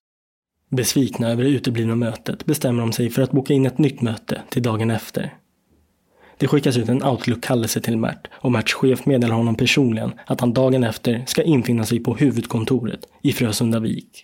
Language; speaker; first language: Swedish; native; Swedish